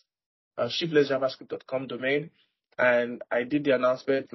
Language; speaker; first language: English; non-native, local second language; Yoruba